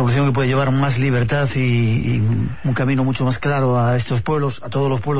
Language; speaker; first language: Spanish; native; Spanish